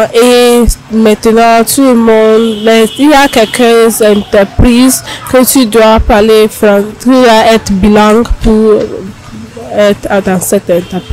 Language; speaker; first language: French; non-native, learner; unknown